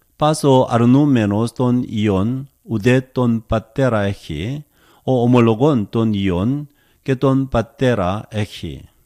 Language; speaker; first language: Greek; non-native, learner; Korean